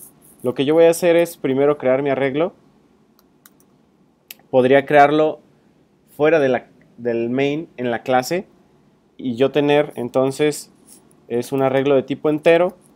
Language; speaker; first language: Spanish; native; Spanish